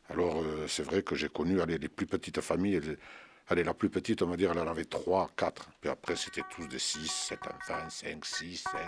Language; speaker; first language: French; early bilingual, other home language; Arabic